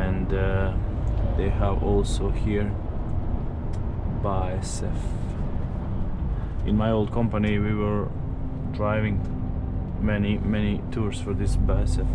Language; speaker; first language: English; non-native, learner; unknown